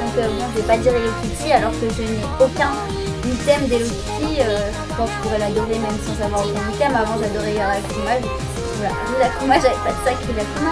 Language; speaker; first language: French; native; French